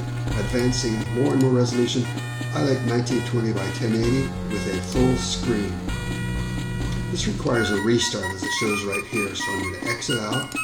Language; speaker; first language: English; native; English